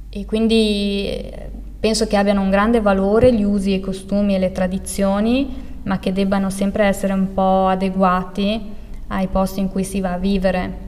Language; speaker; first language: Italian; early bilingual, other home language; Albanian